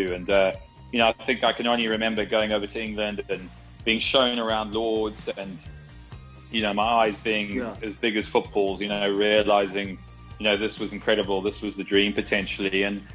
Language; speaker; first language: English; native; English